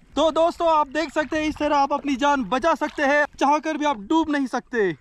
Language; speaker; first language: Hindi; non-native, local second language; Marathi